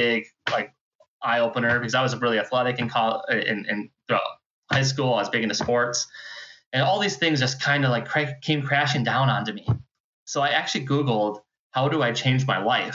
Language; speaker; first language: English; native; English